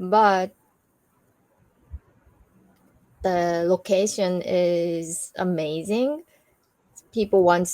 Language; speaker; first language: English; non-native, learner; Japanese